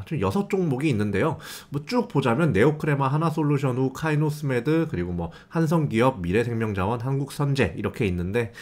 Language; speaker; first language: Korean; native; Korean